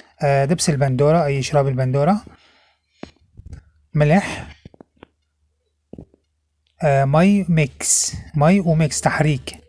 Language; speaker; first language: Arabic; native; Arabic